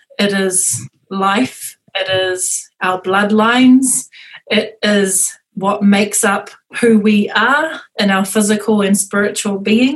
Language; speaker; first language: English; native; English